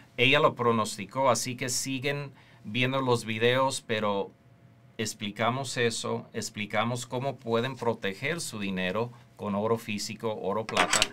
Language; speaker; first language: Spanish; early bilingual, heritage; Spanish